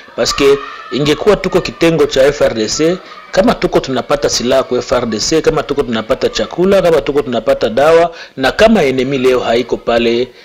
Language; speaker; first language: Swahili; native; Swahili